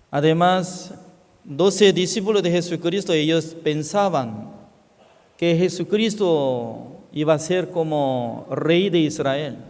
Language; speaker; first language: Spanish; non-native, fluent; Korean